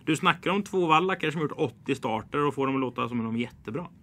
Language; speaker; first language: Swedish; native; Swedish